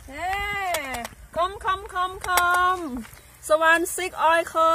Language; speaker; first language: English; non-native, learner; Thai